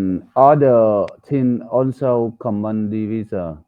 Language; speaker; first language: English; non-native, learner; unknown